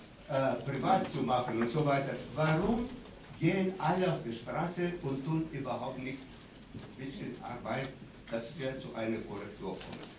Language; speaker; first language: German; non-native, fluent; Greek